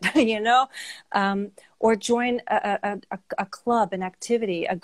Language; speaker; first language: English; native; English